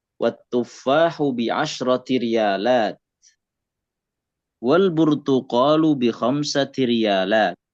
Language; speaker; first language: Arabic; non-native, fluent; Indonesian